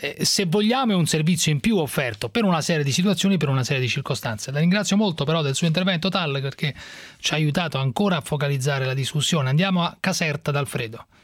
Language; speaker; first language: Italian; native; Italian